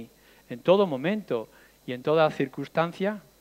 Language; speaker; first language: Spanish; native; Spanish